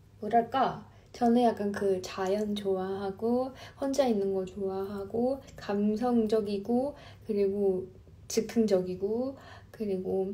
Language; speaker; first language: Korean; non-native, fluent; Chinese